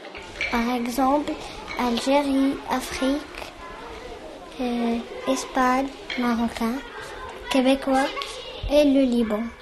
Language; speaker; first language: French; early bilingual, other home language; Arabic